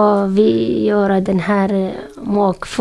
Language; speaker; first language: Swedish; non-native, learner; Syriac